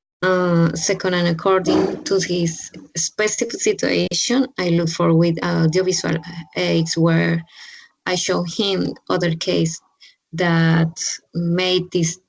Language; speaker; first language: English; non-native, learner; Spanish